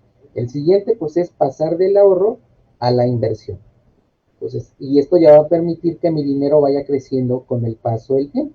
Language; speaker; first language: Spanish; native; Spanish